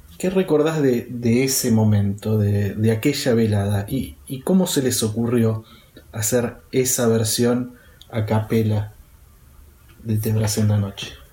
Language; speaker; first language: Spanish; native; Spanish